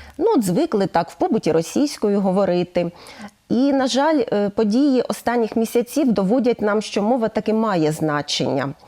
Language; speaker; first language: Ukrainian; native; Ukrainian